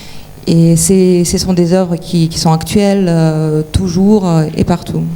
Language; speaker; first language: French; non-native, fluent; Ukrainian